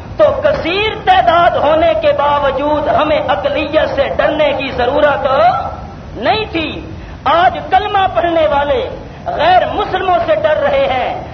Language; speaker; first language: Urdu; non-native, local second language; Punjabi